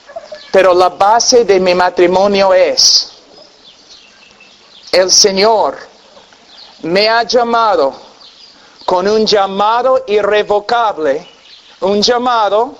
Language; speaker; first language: Spanish; non-native, fluent; English